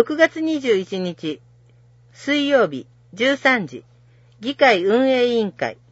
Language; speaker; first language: Japanese; native; Japanese